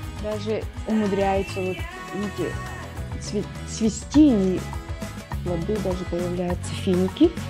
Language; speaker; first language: Russian; native; Russian